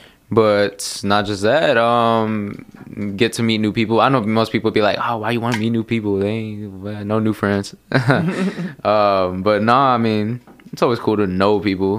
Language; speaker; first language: English; early bilingual, other home language; Spanish